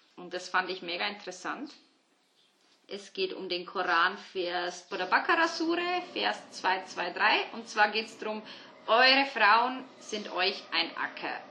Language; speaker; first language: German; early bilingual, other home language; Turkish